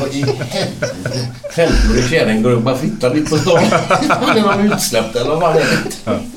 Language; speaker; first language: Swedish; native; Swedish